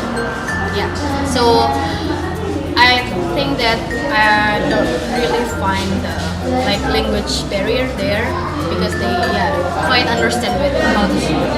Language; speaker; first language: English; non-native, fluent; Indonesian